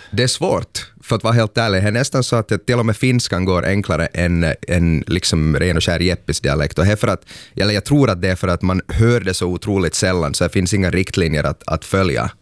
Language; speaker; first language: Swedish; native; Swedish